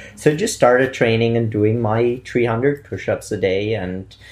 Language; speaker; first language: English; non-native, fluent; Italian